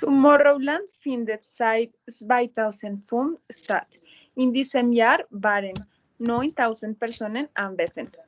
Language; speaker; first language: German; non-native, learner; Spanish